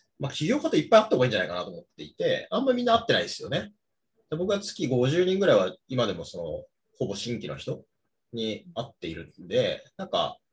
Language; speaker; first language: Japanese; native; Japanese